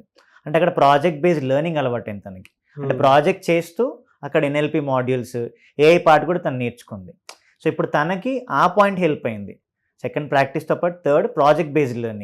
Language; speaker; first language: Telugu; native; Telugu